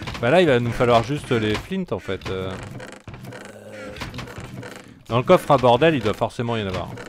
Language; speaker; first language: French; native; French